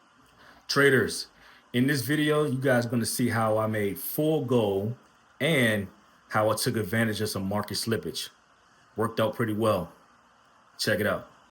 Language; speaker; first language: English; native; English